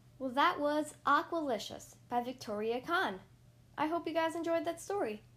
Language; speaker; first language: English; native; English